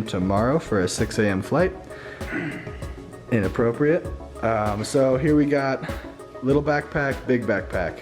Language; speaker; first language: English; native; English